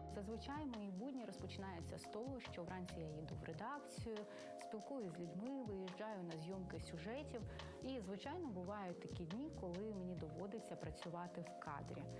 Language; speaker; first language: Ukrainian; native; Ukrainian